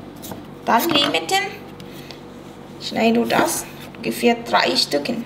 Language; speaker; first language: German; non-native, learner; Thai